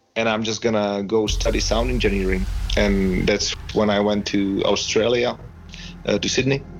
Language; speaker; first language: English; non-native, fluent; Czech